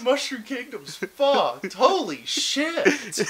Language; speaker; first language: English; native; English